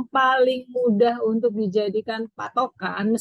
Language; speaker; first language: Indonesian; native; Indonesian